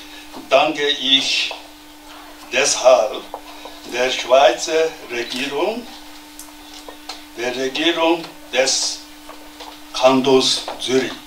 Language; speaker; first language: German; non-native, learner; Tibetan